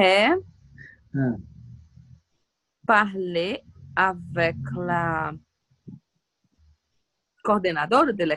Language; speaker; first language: French; non-native, learner; Portuguese